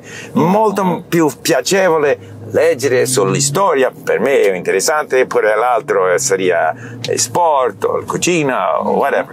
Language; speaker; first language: Italian; non-native, learner; English